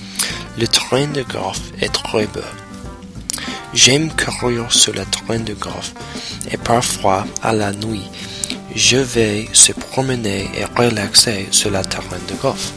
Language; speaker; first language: French; non-native, learner; English